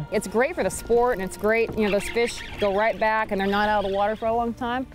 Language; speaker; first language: English; native; English